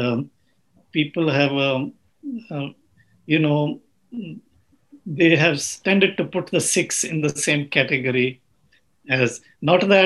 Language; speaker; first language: English; non-native, local second language; Punjabi